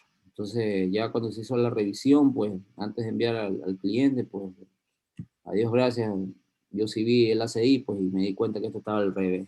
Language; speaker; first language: Spanish; native; Spanish